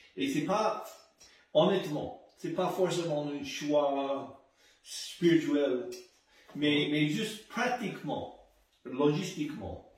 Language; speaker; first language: French; non-native, fluent; English